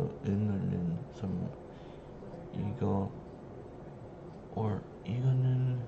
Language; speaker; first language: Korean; non-native, learner; English